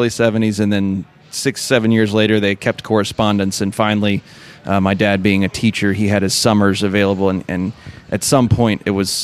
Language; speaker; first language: English; early bilingual, other home language; Russian